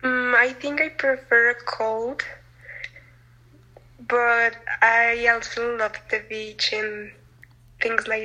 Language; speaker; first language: English; non-native, learner; Spanish